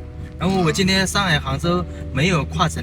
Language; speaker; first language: Chinese; native; Chinese